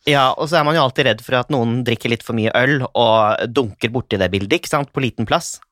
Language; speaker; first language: Norwegian; native; Norwegian